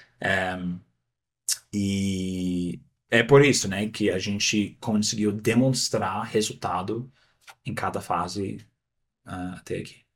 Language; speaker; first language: Portuguese; non-native, fluent; English